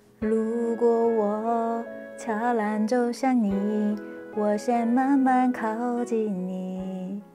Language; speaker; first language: Chinese; non-native, fluent; Korean